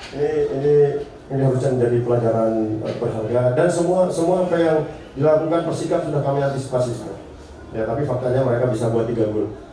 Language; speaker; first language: Indonesian; native; Indonesian